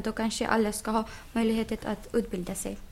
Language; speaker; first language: Swedish; non-native, learner; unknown